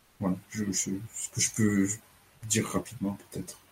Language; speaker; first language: French; native; French